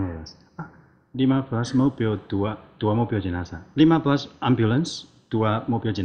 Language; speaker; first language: Indonesian; non-native, learner; Chinese